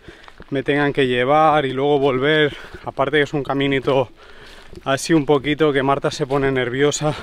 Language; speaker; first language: Spanish; native; Spanish